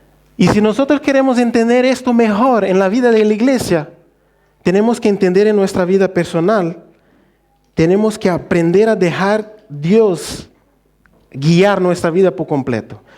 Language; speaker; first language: Spanish; non-native, fluent; Portuguese